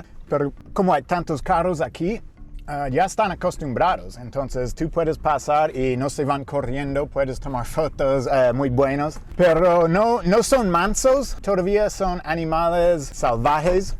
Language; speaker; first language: Spanish; non-native, fluent; English